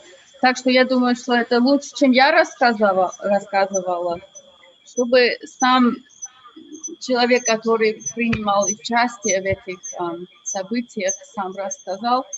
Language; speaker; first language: Russian; non-native, fluent; English